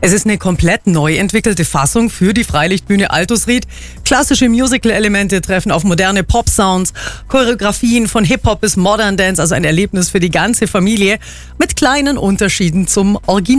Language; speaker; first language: German; native; German